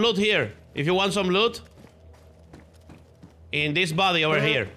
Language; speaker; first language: English; non-native, fluent; Spanish